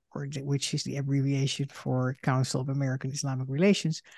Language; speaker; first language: English; non-native, fluent; Dutch